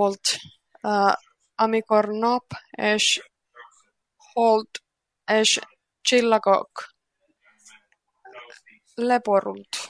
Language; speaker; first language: Hungarian; non-native, learner; Finnish